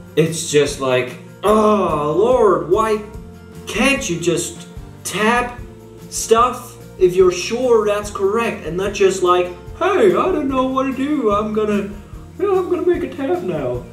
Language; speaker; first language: English; non-native, fluent; German